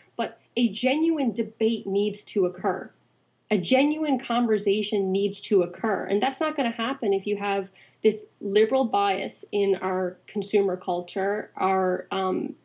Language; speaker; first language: English; native; English